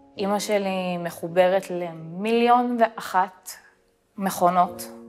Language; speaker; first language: Hebrew; early bilingual, other home language; Russian